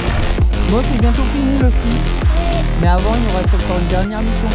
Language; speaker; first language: French; native; French